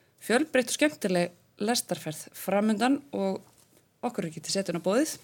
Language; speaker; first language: Icelandic; native; Icelandic